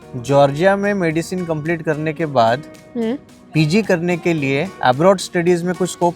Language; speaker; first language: Hindi; native; Hindi